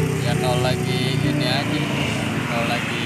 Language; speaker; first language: Indonesian; non-native, local second language; Sundanese